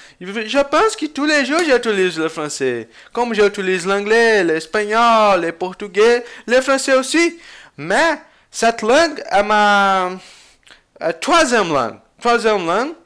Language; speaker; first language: French; non-native, learner; Portuguese